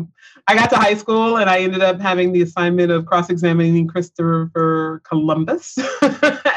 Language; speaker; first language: English; native; English